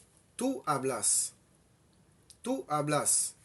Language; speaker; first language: Spanish; non-native, fluent; Haitian Creole